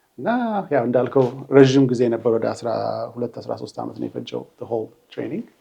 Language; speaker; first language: Amharic; native; Amharic